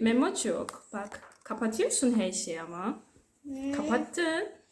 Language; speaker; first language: Turkish; non-native, learner; Kinyarwanda